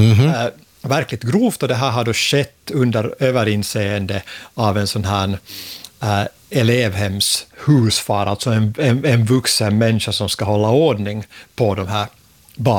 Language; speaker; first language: Swedish; native; Swedish